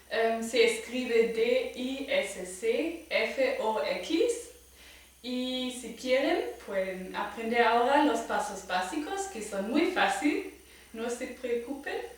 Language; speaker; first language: Spanish; non-native, fluent; German